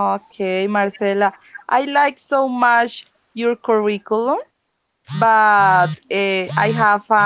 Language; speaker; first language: English; non-native, learner; Spanish